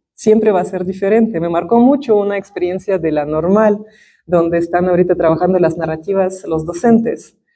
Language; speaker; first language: Spanish; non-native, fluent; Russian